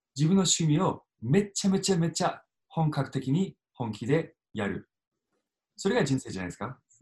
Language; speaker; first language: Japanese; non-native, fluent; English